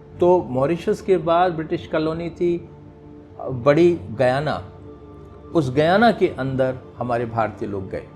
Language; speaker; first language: Hindi; native; Hindi